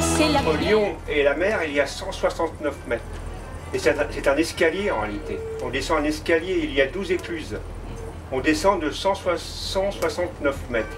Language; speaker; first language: French; native; French